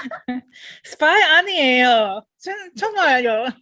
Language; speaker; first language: Korean; non-native, learner; English